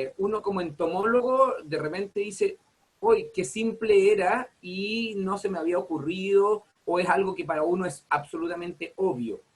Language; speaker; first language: Spanish; native; Spanish